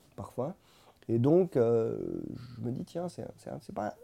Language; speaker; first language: French; non-native, fluent; Spanish